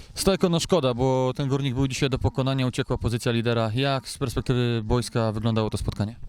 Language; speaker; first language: Polish; native; Polish